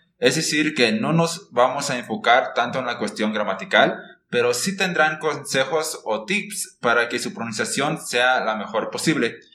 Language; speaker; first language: Spanish; non-native, fluent; English